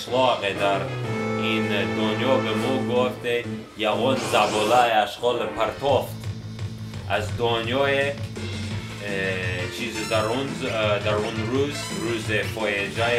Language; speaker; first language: Persian; non-native, learner; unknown